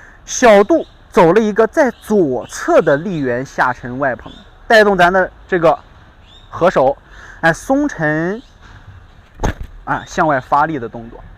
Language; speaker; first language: Chinese; native; Chinese